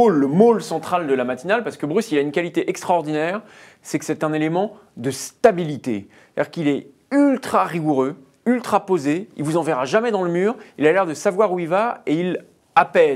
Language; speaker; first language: French; native; French